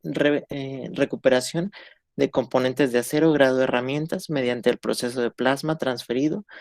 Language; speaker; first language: Spanish; native; Spanish